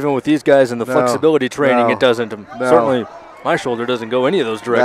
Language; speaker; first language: English; native; English